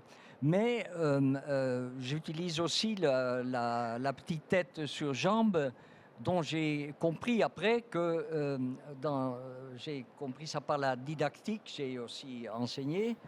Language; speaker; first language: French; non-native, fluent; Dutch